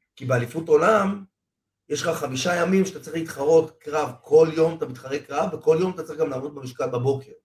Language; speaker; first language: Hebrew; non-native, fluent; Spanish